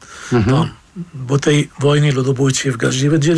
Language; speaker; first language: Polish; non-native, fluent; Arabic